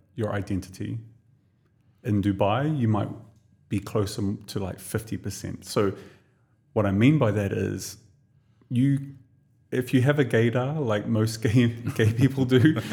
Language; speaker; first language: English; native; English